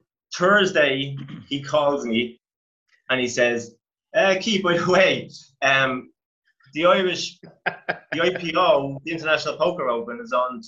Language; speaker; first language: English; native; English